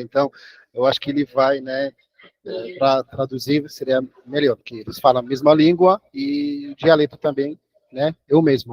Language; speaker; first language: Portuguese; non-native, fluent; Arabic